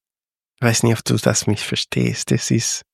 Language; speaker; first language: German; non-native, fluent; Spanish